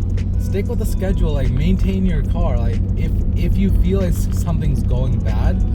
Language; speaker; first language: English; native; English